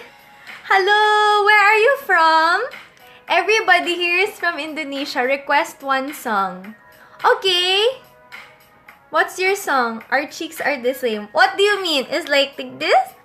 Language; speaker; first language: English; non-native, local second language; Filipino